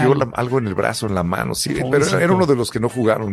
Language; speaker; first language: Spanish; native; Spanish